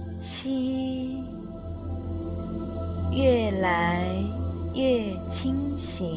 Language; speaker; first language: Chinese; native; Chinese